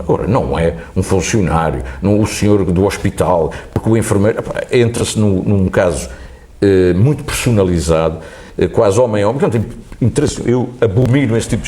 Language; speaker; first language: Portuguese; native; Portuguese